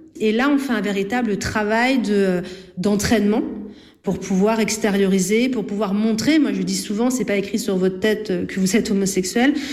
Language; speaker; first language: French; native; French